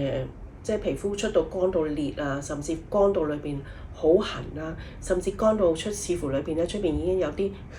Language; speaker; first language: Cantonese; native; Cantonese